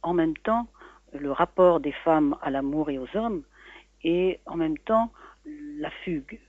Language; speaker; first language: French; native; French